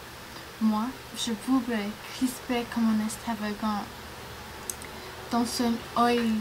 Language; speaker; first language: French; non-native, learner; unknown